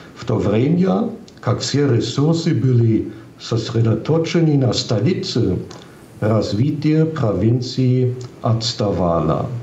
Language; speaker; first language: Russian; non-native, fluent; German